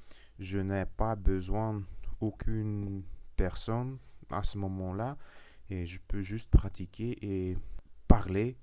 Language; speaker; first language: French; non-native, learner; Russian